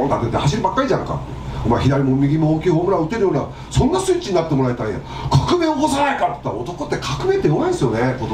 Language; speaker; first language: Japanese; native; Japanese